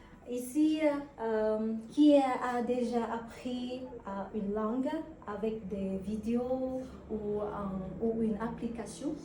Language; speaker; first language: French; non-native, learner; Vietnamese